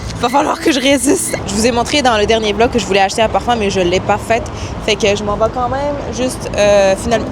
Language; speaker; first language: French; early bilingual, other home language; Arabic